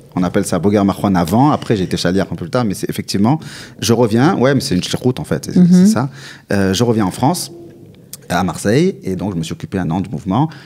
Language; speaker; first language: French; native; French